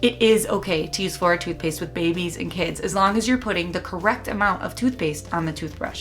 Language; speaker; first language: English; native; English